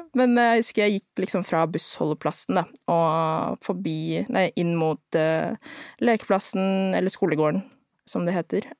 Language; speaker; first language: Norwegian; early bilingual, other home language; Filipino